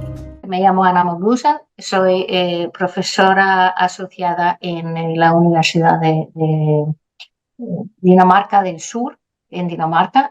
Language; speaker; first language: Spanish; non-native, fluent; Danish